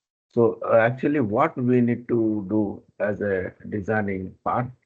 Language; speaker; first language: English; non-native, learner; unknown